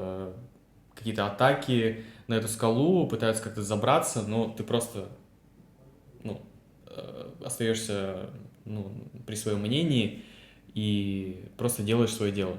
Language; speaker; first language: Russian; native; Russian